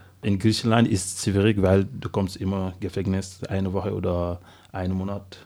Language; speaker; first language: German; non-native, learner; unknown